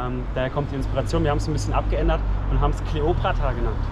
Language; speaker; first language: German; native; German